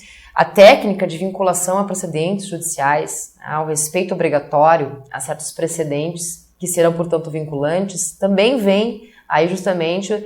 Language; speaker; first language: Portuguese; native; Portuguese